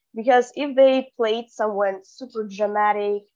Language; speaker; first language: English; non-native, fluent; Russian